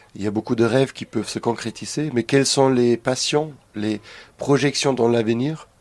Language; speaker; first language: French; non-native, fluent; German